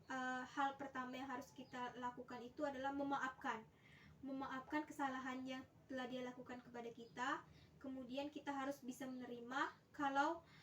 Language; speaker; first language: Indonesian; native; Indonesian